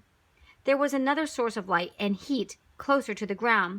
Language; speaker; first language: English; native; English